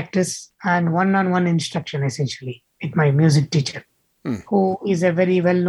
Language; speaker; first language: English; non-native, local second language; Kannada